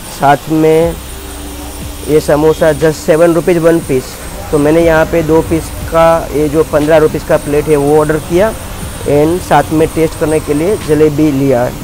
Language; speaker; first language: Hindi; non-native, local second language; Gujarati